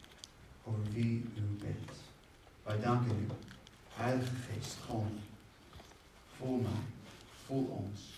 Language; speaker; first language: Dutch; non-native, fluent; English